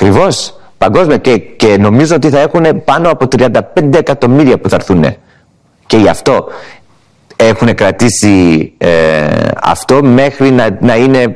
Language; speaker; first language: Greek; early bilingual, heritage; Greek